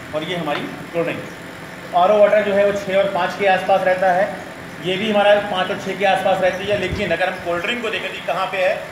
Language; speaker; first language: Hindi; native; Hindi